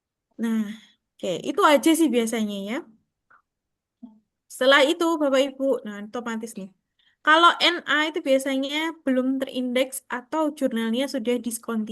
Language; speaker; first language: Indonesian; native; Indonesian